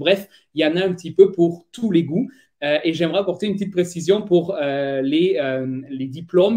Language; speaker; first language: French; native; French